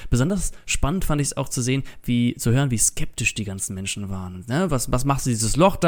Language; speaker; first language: German; non-native, learner; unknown